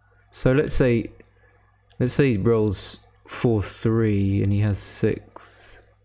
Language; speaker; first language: English; native; English